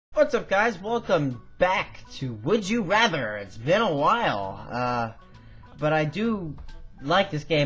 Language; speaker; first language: English; native; English